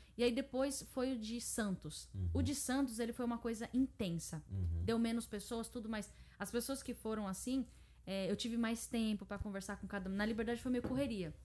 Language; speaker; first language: Portuguese; early bilingual, heritage; Portuguese